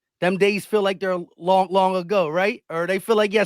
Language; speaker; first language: English; native; English